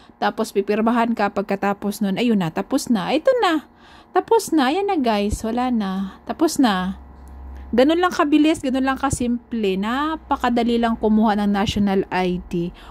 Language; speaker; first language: Filipino; native; Filipino